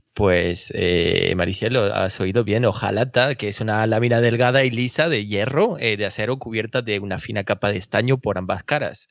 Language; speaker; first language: Spanish; non-native, fluent; French